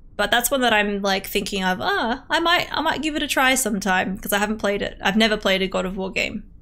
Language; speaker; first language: English; native; English